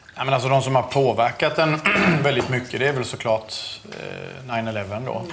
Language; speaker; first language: Swedish; native; Swedish